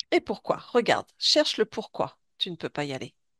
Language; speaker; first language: French; native; French